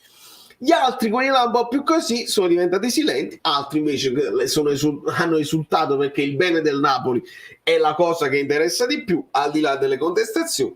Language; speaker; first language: Italian; native; Italian